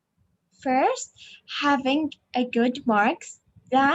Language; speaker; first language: English; non-native, learner; Arabic